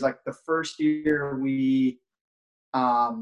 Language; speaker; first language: English; native; English